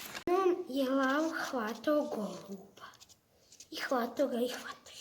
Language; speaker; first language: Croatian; early bilingual, heritage; Serbian